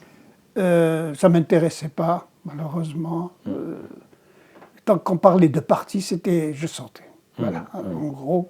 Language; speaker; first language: French; non-native, local second language; Arabic